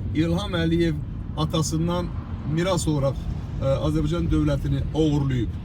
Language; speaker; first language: Azerbaijani; native; Azerbaijani